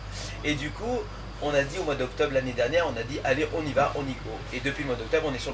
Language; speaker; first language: French; native; French